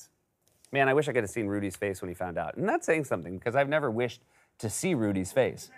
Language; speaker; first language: English; native; English